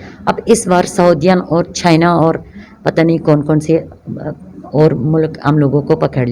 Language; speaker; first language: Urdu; non-native, local second language; Persian